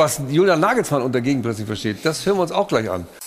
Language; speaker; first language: German; native; German